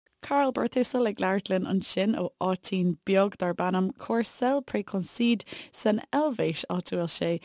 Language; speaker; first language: Irish; native; Irish